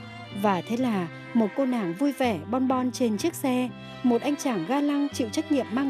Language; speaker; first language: Vietnamese; native; Vietnamese